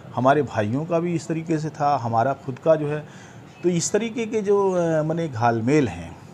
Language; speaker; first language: Hindi; native; Hindi